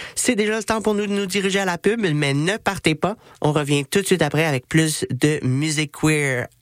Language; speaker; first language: French; native; French